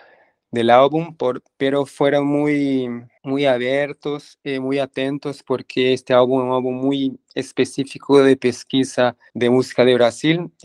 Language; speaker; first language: Spanish; non-native, fluent; Portuguese